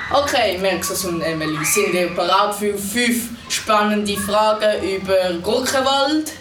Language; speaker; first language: German; non-native, local second language; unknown